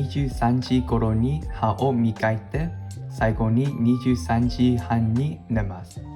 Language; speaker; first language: Japanese; non-native, learner; English